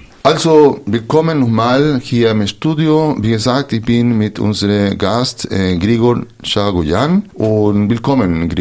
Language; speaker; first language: German; non-native, fluent; Spanish